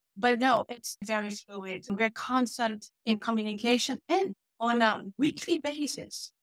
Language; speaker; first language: English; non-native, fluent; Portuguese